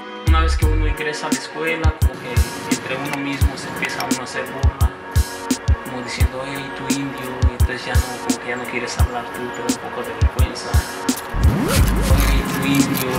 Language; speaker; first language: Spanish; native; Spanish